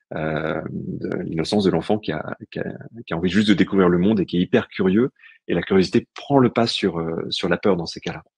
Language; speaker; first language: French; native; French